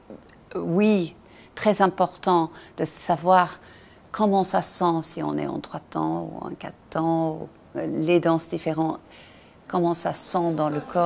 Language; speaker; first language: French; non-native, fluent; English